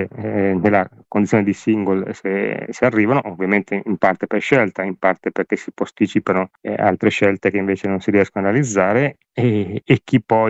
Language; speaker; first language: Italian; native; Italian